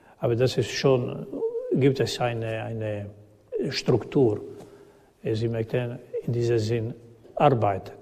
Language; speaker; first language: German; non-native, learner; Croatian